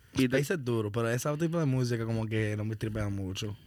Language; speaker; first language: Spanish; early bilingual, heritage; Spanish